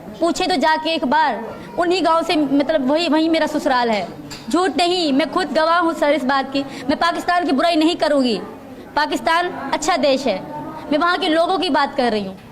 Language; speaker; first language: Urdu; non-native, local second language; Sindhi